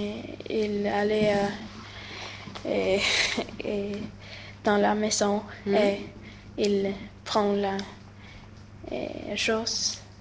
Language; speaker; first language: French; non-native, learner; Swedish